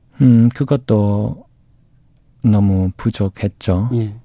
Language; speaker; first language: Korean; non-native, learner; English